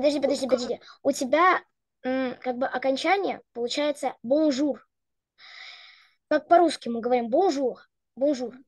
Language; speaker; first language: Russian; native; Russian